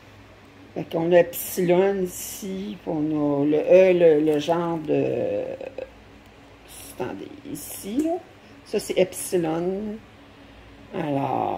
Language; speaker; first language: French; native; French